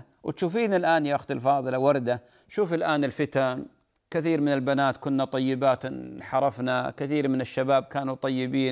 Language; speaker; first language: Arabic; native; Arabic